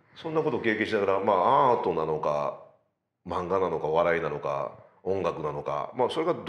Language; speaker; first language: Japanese; native; Japanese